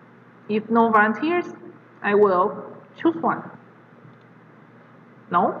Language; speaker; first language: English; non-native, fluent; Chinese